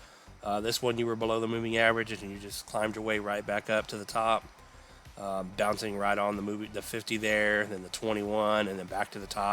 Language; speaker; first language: English; native; English